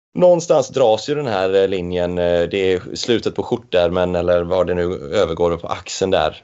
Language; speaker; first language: Swedish; native; Swedish